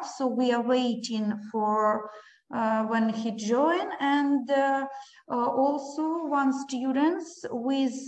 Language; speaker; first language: English; non-native, learner; Ukrainian